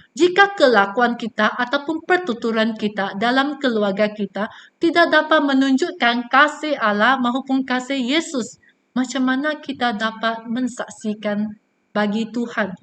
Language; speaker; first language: Malay; non-native, local second language; Chinese